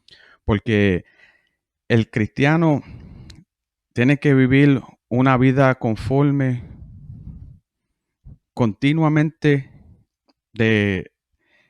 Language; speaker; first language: Spanish; early bilingual, heritage; Spanish